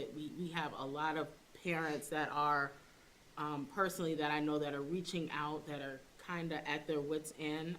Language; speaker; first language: English; native; English